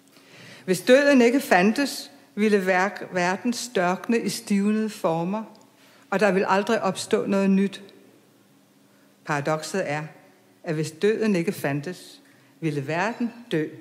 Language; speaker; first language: Danish; native; Danish